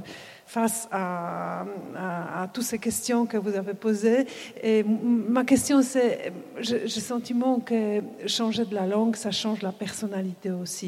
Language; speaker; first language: French; non-native, fluent; Polish